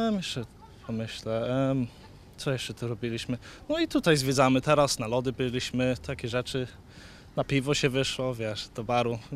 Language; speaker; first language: Polish; early bilingual, heritage; Polish